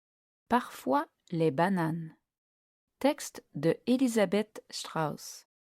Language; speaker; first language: French; non-native, learner; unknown